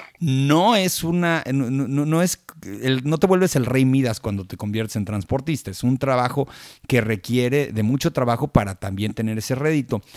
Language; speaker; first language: Spanish; native; Spanish